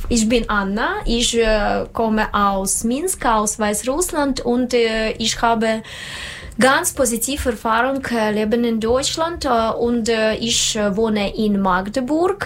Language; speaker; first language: German; non-native, learner; Russian